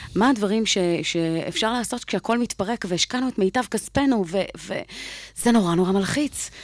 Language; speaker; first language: Hebrew; native; Hebrew